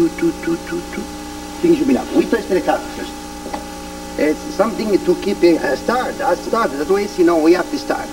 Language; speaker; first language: English; non-native, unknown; Italian